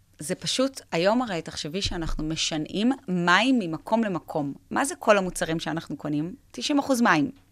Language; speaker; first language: Hebrew; native; Hebrew